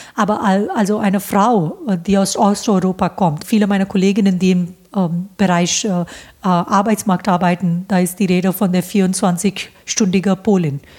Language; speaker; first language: German; non-native, fluent; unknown